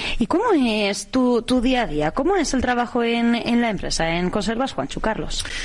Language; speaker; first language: Spanish; native; Spanish